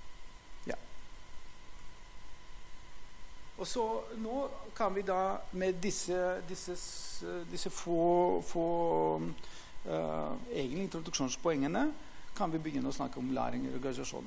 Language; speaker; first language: Norwegian; non-native, fluent; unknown